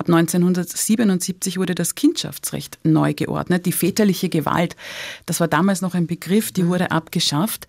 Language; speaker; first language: German; native; German